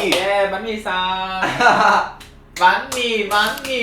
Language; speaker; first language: Japanese; non-native, learner; Vietnamese